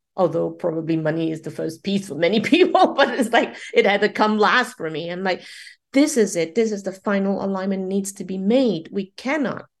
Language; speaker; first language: English; non-native, local second language; Cantonese